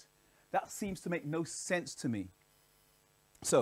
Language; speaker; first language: English; native; English